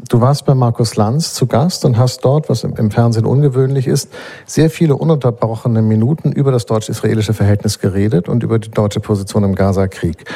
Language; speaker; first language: German; native; German